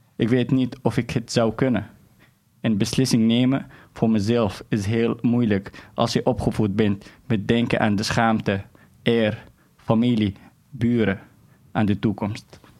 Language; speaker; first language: Dutch; non-native, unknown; Arabic